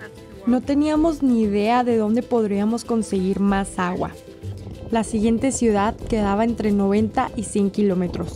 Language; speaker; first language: Spanish; native; Spanish